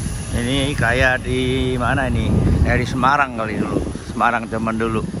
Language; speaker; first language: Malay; non-native, local second language; Javanese